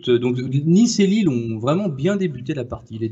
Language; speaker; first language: French; native; French